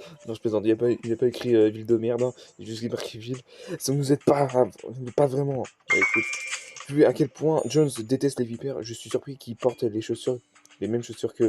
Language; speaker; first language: French; native; French